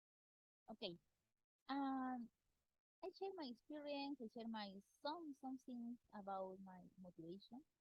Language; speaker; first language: English; non-native, learner; Spanish